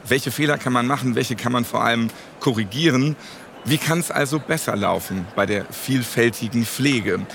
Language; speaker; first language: German; native; German